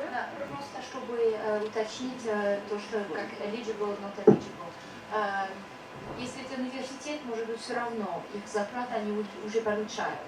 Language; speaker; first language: Russian; non-native, fluent; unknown